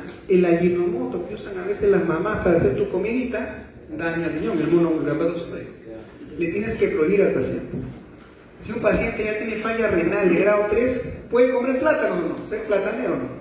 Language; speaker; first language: Spanish; native; Spanish